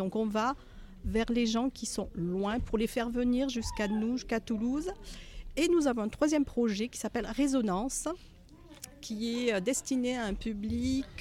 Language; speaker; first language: French; native; French